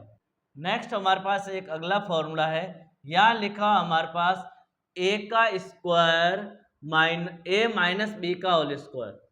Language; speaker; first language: Hindi; native; Hindi